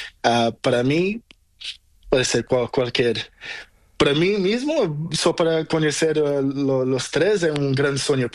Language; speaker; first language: Spanish; non-native, learner; Portuguese